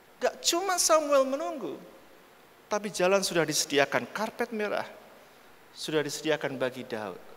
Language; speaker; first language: Indonesian; native; Indonesian